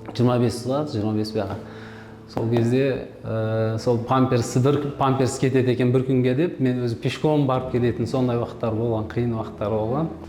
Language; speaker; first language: Kazakh; non-native, local second language; Uzbek